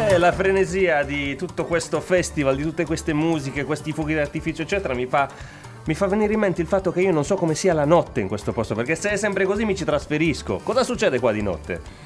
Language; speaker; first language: Italian; native; Italian